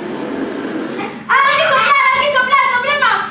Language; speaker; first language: Spanish; native; Spanish